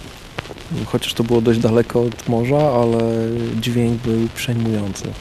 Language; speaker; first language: Polish; native; Polish